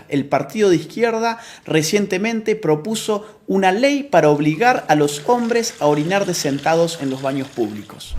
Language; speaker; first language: Spanish; native; Spanish